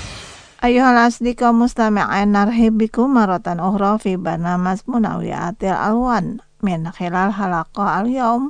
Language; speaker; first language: Arabic; non-native, fluent; Indonesian